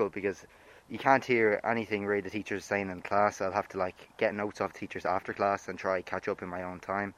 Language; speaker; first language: English; native; English